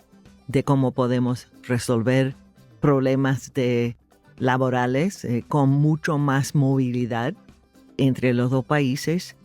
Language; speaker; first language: Spanish; non-native, fluent; English